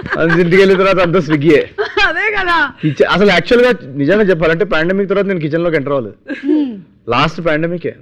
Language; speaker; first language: Telugu; native; Telugu